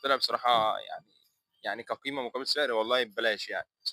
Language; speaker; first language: Arabic; native; Arabic